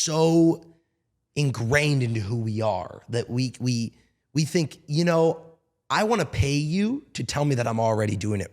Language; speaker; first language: English; native; English